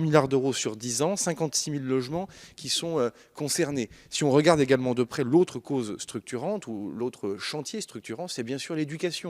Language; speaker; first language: French; native; French